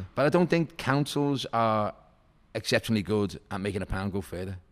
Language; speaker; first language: English; native; English